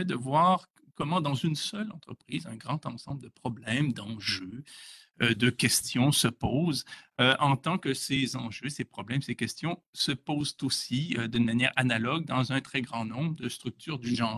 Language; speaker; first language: French; native; French